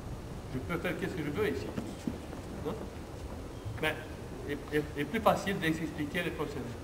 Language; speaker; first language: French; non-native, learner; Romanian